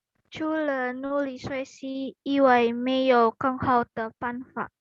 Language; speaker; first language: Chinese; non-native, learner; Indonesian